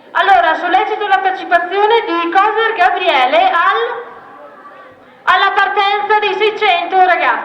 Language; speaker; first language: Italian; native; Italian